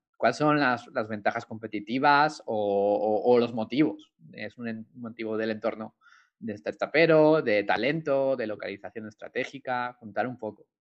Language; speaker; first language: Spanish; native; Spanish